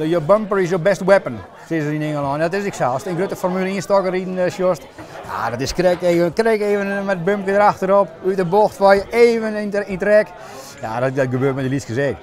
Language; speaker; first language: Dutch; non-native, local second language; Western Frisian